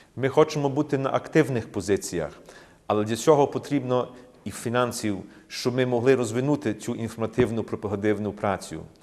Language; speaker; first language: Ukrainian; early bilingual, heritage; Ukrainian